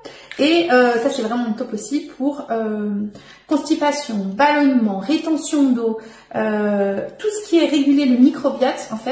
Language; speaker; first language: French; native; French